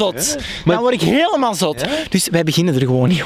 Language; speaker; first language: Dutch; native; Dutch